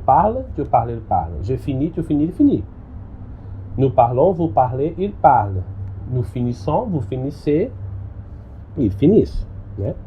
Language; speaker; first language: French; non-native, learner; Portuguese